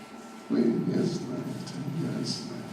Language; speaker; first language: Russian; non-native, learner; English